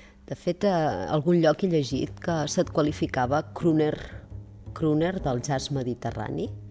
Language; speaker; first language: Catalan; native; Catalan